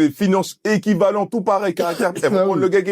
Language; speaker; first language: French; native; French